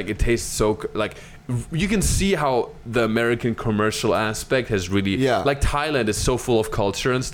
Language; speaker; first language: English; non-native, fluent; German